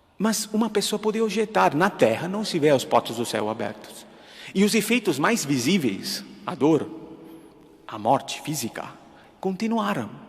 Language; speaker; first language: Portuguese; non-native, fluent; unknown